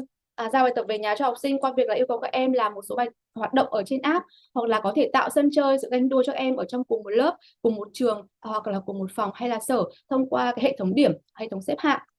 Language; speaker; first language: Vietnamese; native; Vietnamese